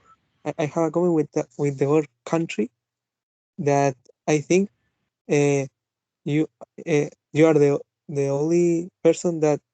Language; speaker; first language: English; non-native, fluent; Spanish